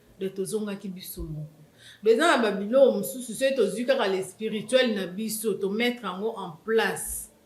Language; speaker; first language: Lingala; non-native, local second language; Kongo